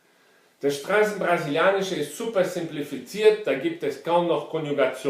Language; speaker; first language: German; non-native, fluent; Portuguese